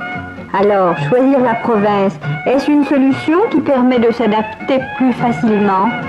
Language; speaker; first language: French; native; French